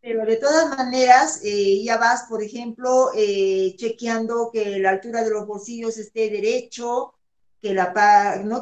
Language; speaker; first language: Spanish; native; Spanish